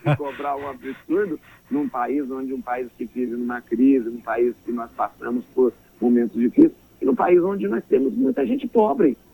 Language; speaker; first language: Portuguese; native; Portuguese